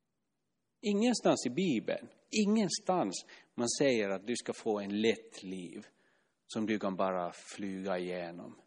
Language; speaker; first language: Swedish; non-native, fluent; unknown